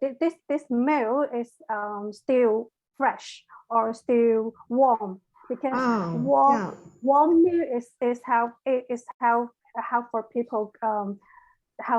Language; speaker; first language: English; non-native, learner; Chinese